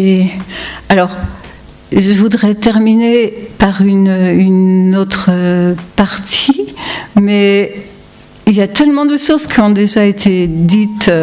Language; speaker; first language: French; native; French